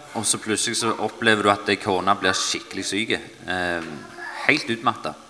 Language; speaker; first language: Norwegian; native; Norwegian